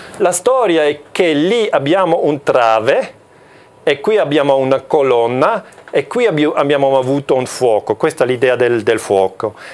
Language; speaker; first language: Italian; non-native, local second language; German